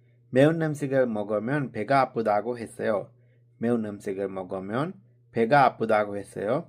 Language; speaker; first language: Korean; non-native, fluent; Sinhala